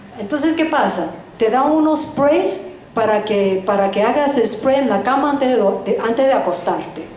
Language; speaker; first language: Spanish; early bilingual, other home language; Chinese